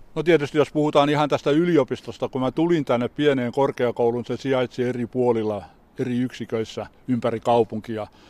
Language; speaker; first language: Finnish; native; Finnish